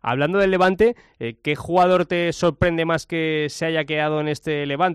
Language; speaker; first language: Spanish; native; Spanish